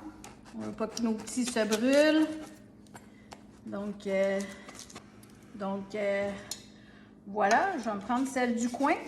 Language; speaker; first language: French; native; French